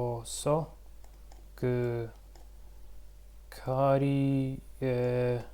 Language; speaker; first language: Korean; non-native, learner; Russian